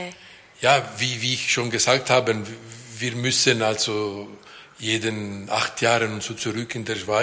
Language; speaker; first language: German; non-native, local second language; French